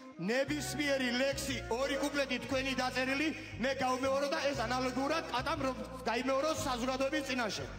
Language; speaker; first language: Georgian; non-native, local second language; Mingrelian